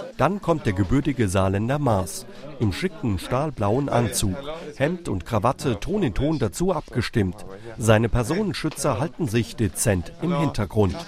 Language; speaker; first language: German; native; German